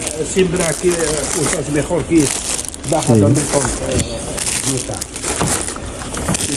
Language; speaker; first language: Spanish; non-native, learner; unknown